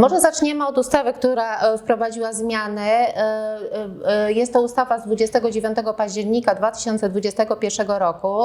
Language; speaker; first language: Polish; native; Polish